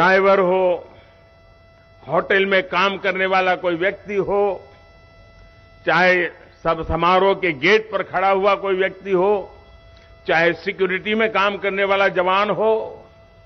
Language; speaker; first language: Hindi; non-native, local second language; Gujarati